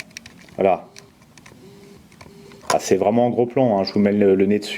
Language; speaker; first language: French; native; French